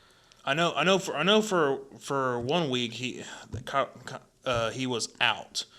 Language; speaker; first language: English; native; English